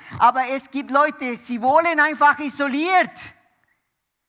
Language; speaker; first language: German; non-native, fluent; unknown